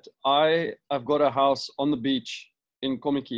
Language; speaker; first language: English; native; English